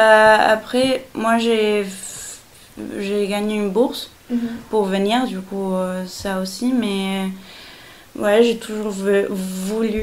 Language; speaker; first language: French; non-native, fluent; Spanish